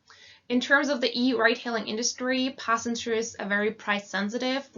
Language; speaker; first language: English; non-native, fluent; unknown